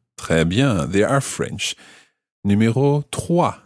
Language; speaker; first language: French; non-native, fluent; English